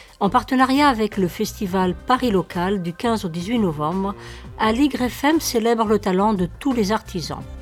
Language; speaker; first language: French; native; French